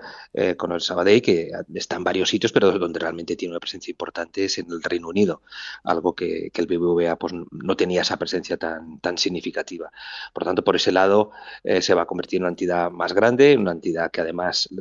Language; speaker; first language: Spanish; native; Spanish